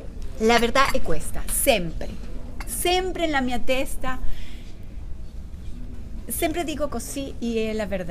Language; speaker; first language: Italian; non-native, learner; Spanish